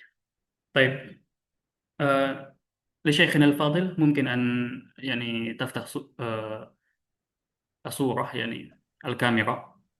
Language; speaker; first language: Arabic; non-native, fluent; Indonesian